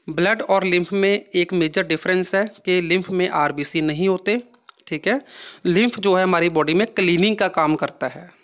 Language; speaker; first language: Hindi; non-native, local second language; Punjabi